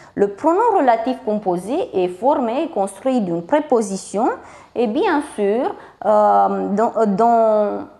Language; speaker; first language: French; non-native, fluent; Romanian